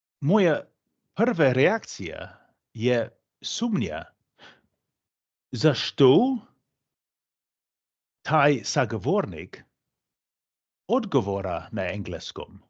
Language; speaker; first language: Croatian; non-native, fluent; English